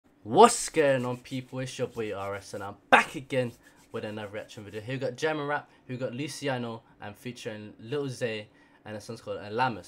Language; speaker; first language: English; native; English